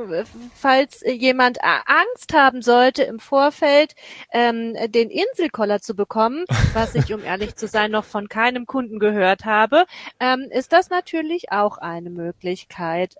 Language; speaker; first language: German; native; German